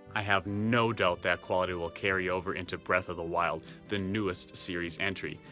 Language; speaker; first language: English; native; English